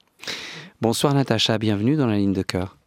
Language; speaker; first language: French; native; French